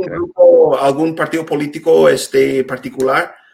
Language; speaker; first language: Spanish; non-native, fluent; English